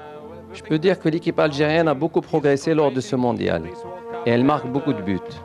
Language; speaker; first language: French; non-native, local second language; Arabic